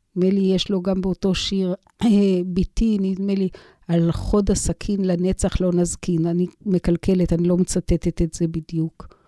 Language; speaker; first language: Hebrew; native; Hebrew